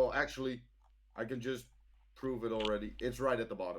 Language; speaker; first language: English; non-native, fluent; Dutch